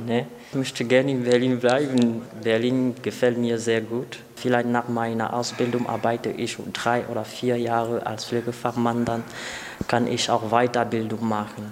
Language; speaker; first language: German; non-native, learner; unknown